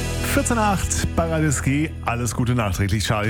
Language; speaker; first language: German; native; German